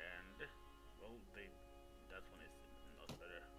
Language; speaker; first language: English; non-native, fluent; Swedish